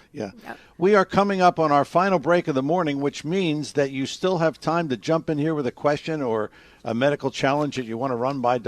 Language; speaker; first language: English; native; English